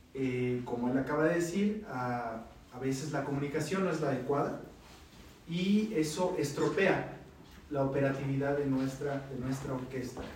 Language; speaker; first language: Spanish; native; Spanish